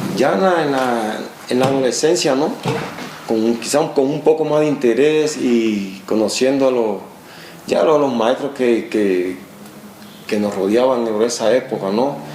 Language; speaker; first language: Spanish; native; Spanish